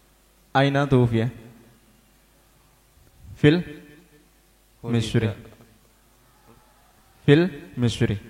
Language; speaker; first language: Arabic; non-native, learner; Indonesian